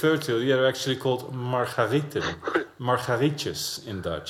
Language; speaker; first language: English; non-native, fluent; Dutch